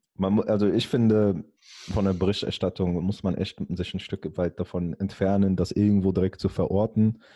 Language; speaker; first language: German; early bilingual, other home language; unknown